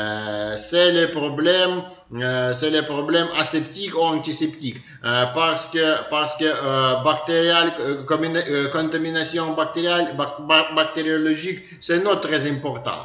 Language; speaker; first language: French; non-native, learner; Ukrainian